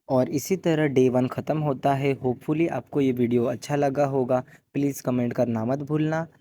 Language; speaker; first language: Hindi; non-native, local second language; Marathi